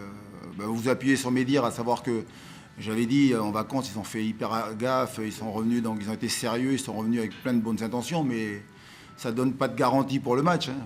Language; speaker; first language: French; native; French